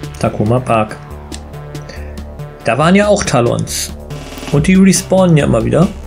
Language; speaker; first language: German; native; German